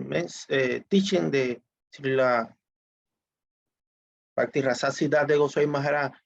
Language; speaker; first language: English; non-native, learner; Spanish